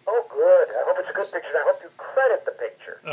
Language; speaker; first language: English; native; English